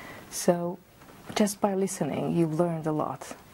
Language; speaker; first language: English; non-native, fluent; Slovak